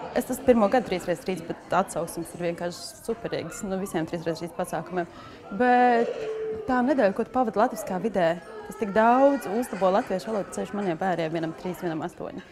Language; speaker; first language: Latvian; native; Latvian